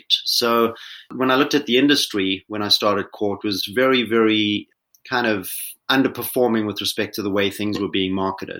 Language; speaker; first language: English; native; English